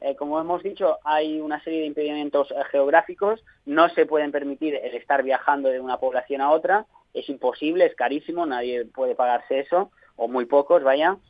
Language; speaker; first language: Spanish; native; Spanish